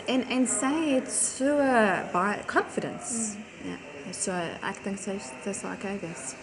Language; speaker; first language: Afrikaans; non-native, local second language; English